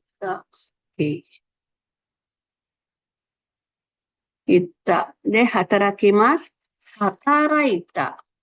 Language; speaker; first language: Japanese; non-native, fluent; Filipino